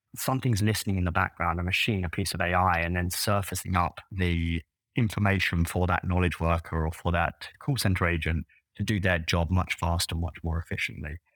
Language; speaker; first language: English; native; English